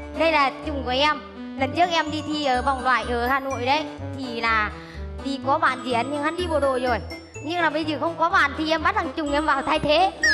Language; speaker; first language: Vietnamese; non-native, local second language; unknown